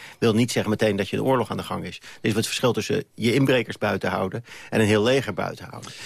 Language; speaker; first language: Dutch; native; Dutch